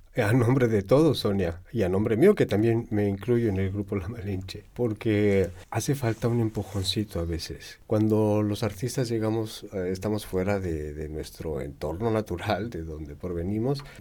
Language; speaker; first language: Spanish; native; Spanish